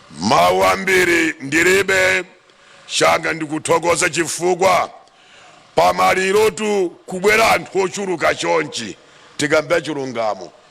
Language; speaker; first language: Nyanja; native; Nyanja